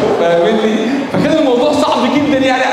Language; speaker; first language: Arabic; native; Arabic